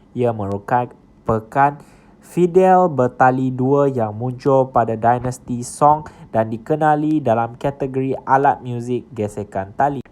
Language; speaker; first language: Malay; non-native, local second language; Chinese